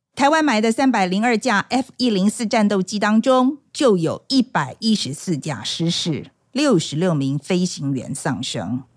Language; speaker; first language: Chinese; native; Chinese